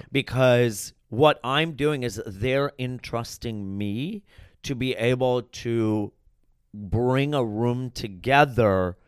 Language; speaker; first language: English; native; English